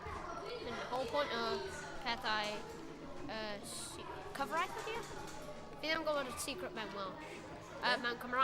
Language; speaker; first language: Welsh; non-native, local second language; English